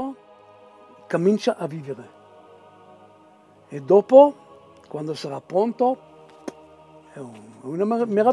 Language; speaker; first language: Italian; non-native, fluent; Hebrew